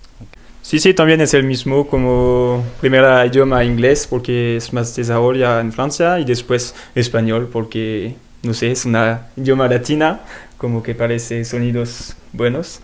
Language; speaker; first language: Spanish; non-native, learner; French